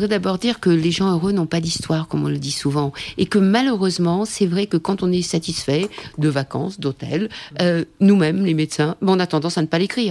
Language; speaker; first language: French; native; French